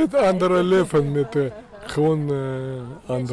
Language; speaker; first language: Dutch; non-native, learner; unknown